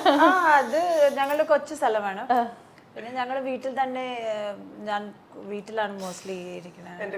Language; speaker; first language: Malayalam; non-native, local second language; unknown